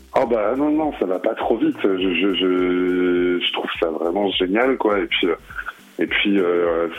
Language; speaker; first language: French; early bilingual, other home language; Arabic